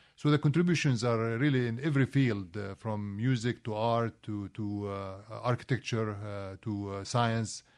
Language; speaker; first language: English; non-native, fluent; Arabic